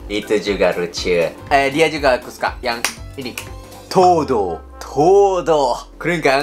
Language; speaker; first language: Indonesian; non-native, learner; Japanese